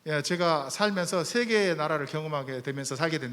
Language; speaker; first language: Korean; native; Korean